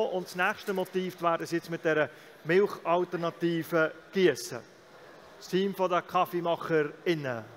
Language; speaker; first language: German; native; German